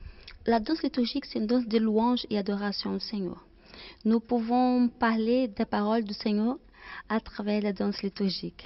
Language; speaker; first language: French; non-native, fluent; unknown